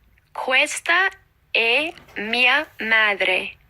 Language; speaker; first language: Italian; non-native, learner; English